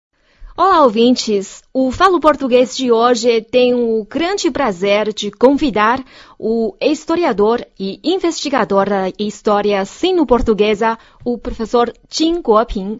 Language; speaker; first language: Portuguese; non-native, fluent; Chinese